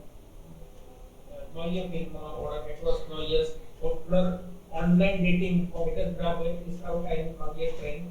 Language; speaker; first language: German; non-native, learner; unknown